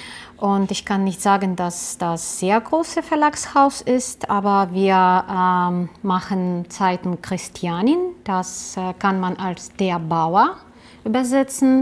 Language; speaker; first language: German; non-native, learner; Russian